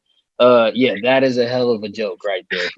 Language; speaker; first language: English; native; English